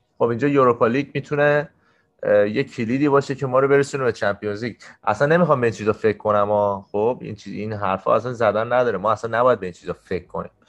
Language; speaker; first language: Persian; native; Persian